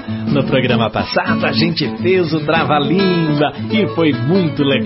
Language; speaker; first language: Portuguese; native; Portuguese